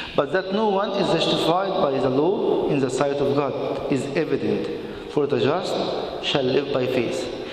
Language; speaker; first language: English; non-native, fluent; Arabic